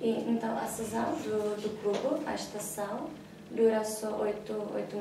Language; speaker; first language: Portuguese; non-native, fluent; Czech